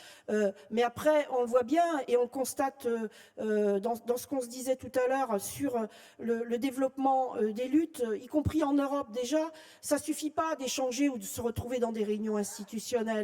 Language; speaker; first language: French; native; French